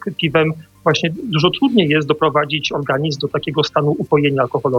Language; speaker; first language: Polish; native; Polish